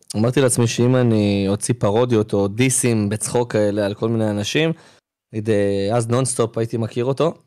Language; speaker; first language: Hebrew; native; Hebrew